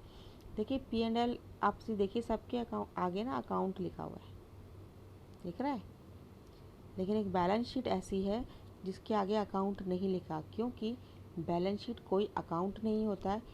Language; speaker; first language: Hindi; native; Hindi